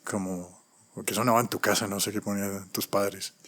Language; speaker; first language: Spanish; native; Spanish